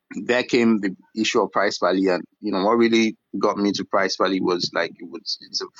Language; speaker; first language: English; non-native, local second language; Yoruba